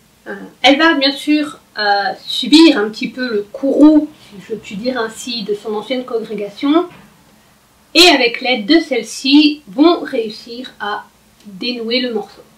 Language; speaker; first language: French; native; French